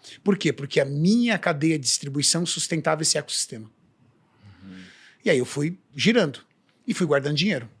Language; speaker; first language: Portuguese; native; Portuguese